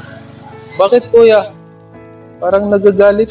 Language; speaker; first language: Filipino; non-native, learner; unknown